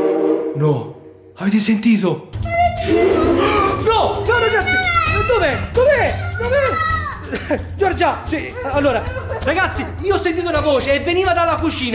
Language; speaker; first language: Italian; native; Italian